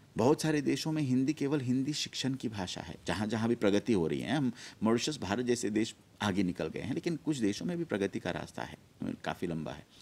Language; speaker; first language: Hindi; early bilingual, heritage; Hindi